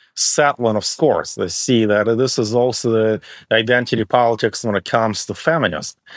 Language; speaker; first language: English; early bilingual, other home language; Russian